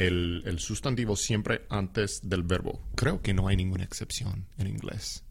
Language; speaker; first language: Spanish; non-native, fluent; English